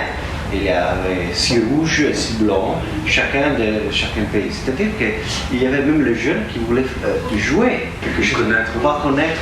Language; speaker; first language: French; non-native, fluent; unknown